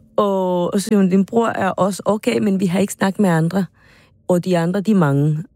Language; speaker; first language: Danish; non-native, fluent; Spanish